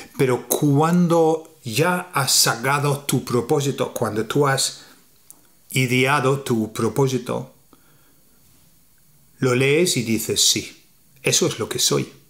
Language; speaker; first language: Spanish; non-native, fluent; English